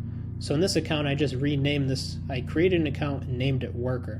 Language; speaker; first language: English; native; English